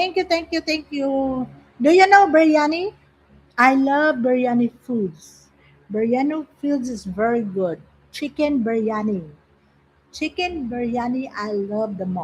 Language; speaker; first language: English; non-native, local second language; Filipino